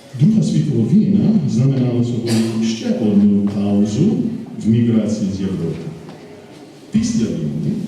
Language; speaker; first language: Ukrainian; non-native, fluent; English